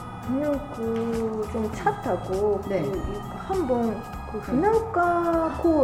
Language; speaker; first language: Korean; non-native, learner; Japanese